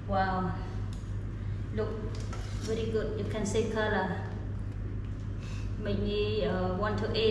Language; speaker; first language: English; non-native, learner; Khmer